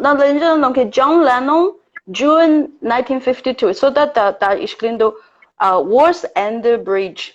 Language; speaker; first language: Portuguese; non-native, fluent; Chinese